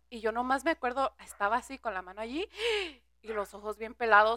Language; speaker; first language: Spanish; early bilingual, heritage; Spanish